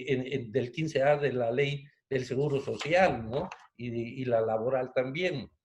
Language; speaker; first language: Spanish; native; Spanish